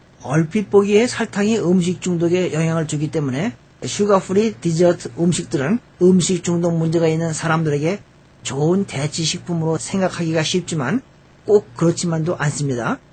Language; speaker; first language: Korean; native; Korean